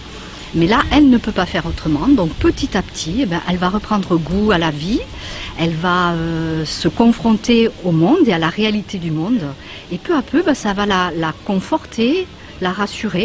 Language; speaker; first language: French; native; French